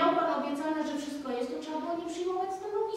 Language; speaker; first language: Polish; native; Polish